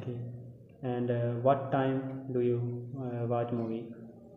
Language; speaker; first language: English; non-native, learner; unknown